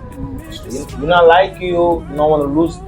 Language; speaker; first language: English; non-native, learner; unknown